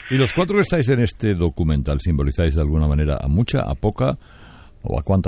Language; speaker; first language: Spanish; native; Spanish